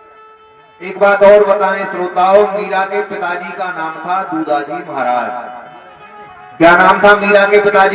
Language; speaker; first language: Hindi; native; Hindi